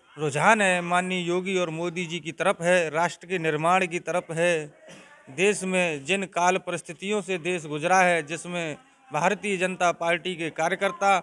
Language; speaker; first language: Hindi; native; Hindi